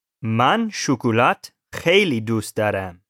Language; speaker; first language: Persian; non-native, learner; English